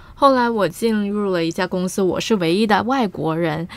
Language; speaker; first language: Chinese; non-native, fluent; Portuguese